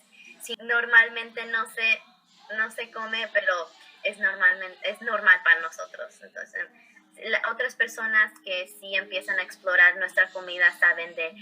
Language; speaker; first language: Spanish; early bilingual, heritage; Spanish